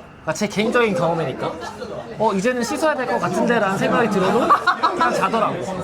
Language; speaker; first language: Korean; native; Korean